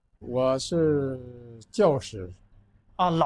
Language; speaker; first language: Chinese; native; Chinese